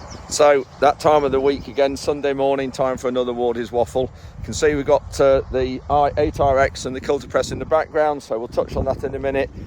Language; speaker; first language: English; native; English